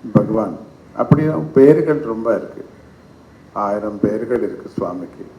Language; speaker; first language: Tamil; non-native, fluent; Kannada